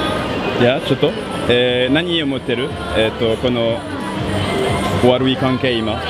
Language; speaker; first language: Japanese; non-native, learner; French